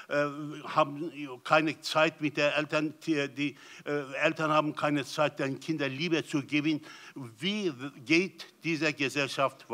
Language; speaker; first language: German; non-native, learner; Turkish